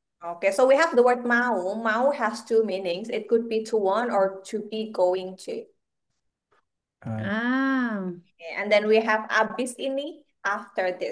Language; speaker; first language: English; non-native, fluent; Indonesian